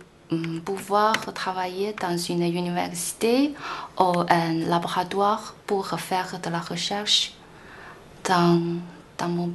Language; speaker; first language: French; non-native, fluent; Chinese